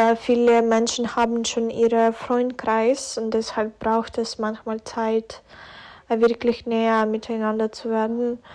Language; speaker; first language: German; non-native, fluent; Ukrainian